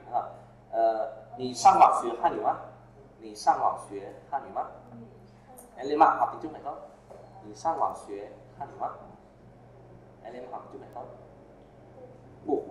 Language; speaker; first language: Chinese; non-native, fluent; Vietnamese